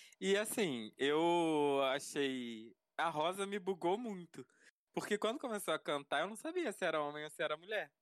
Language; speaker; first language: Portuguese; native; Portuguese